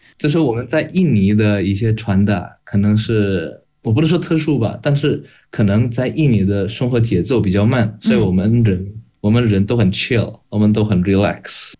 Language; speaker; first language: Chinese; non-native, fluent; Indonesian